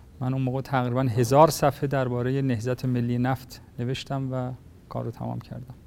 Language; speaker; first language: Persian; native; Persian